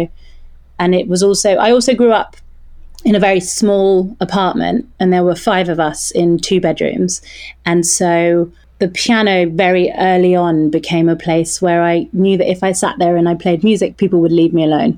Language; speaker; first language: English; non-native, local second language; French